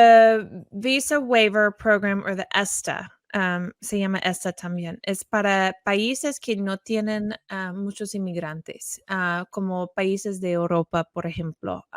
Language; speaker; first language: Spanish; non-native, fluent; English